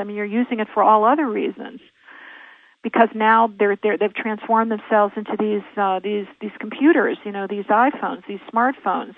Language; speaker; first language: English; native; English